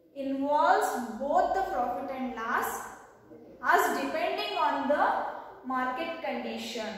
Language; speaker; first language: English; non-native, local second language; Kannada